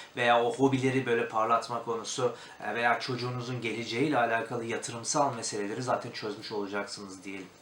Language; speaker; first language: Turkish; native; Turkish